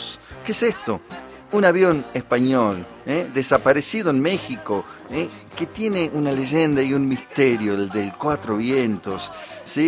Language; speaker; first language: Spanish; native; Spanish